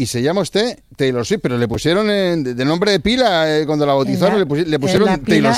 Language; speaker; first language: Spanish; native; Spanish